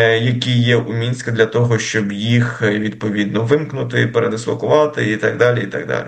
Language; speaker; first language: Ukrainian; native; Ukrainian